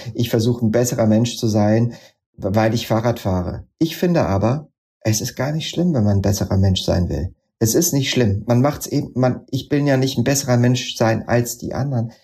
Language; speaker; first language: German; native; German